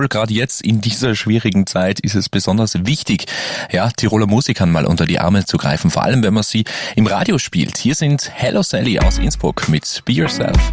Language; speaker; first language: German; native; German